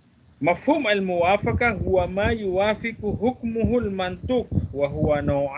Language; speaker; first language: Arabic; non-native, fluent; Malay